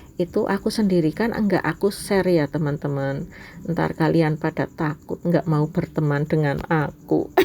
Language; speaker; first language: Indonesian; non-native, local second language; Javanese